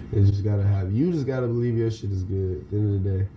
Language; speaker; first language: English; native; English